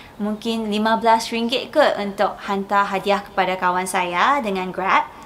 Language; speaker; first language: Malay; native; Malay